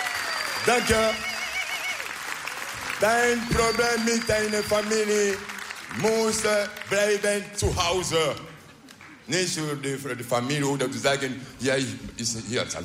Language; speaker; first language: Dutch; non-native, learner; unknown